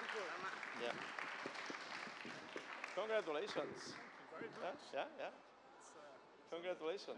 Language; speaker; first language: English; non-native, fluent; Catalan